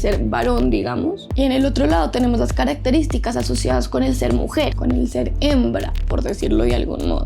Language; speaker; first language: Spanish; native; Spanish